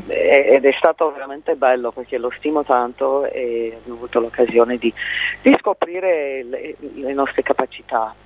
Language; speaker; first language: Italian; non-native, fluent; English